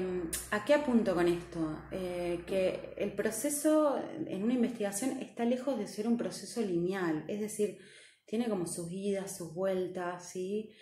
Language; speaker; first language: Spanish; native; Spanish